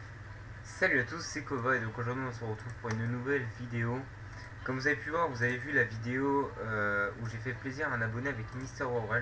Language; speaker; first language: French; native; French